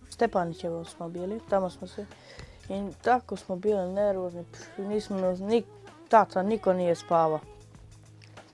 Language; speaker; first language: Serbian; non-native, local second language; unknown